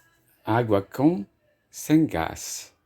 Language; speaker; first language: Portuguese; native; Portuguese